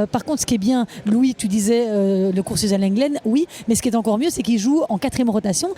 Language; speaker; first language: French; native; French